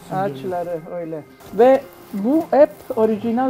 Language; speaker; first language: Turkish; non-native, learner; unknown